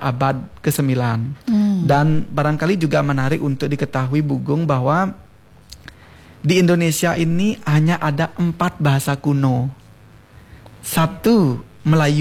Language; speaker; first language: Indonesian; non-native, local second language; Balinese